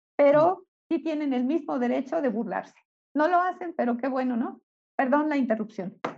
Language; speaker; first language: Spanish; native; Spanish